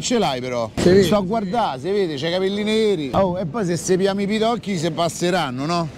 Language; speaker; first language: Italian; native; Italian